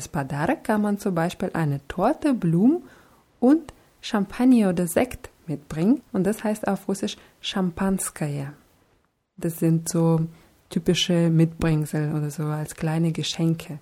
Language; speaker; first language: German; non-native, fluent; Russian